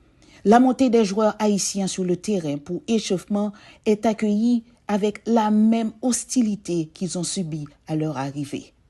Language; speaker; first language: French; non-native, local second language; Haitian Creole